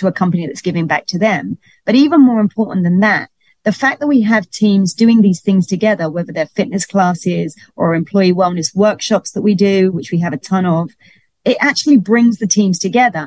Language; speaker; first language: English; native; English